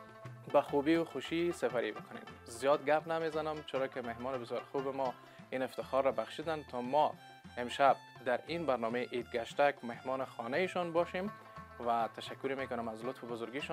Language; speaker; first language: Persian; native; Persian